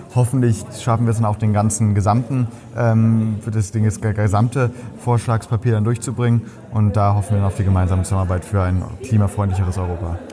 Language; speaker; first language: German; native; German